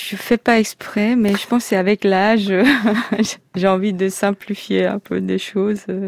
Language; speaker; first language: French; non-native, fluent; Korean